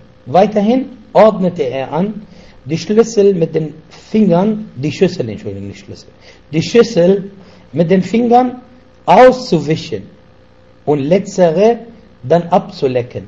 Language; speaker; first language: German; non-native, fluent; Arabic